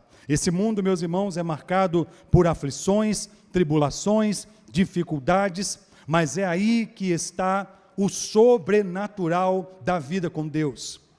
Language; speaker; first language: Portuguese; native; Portuguese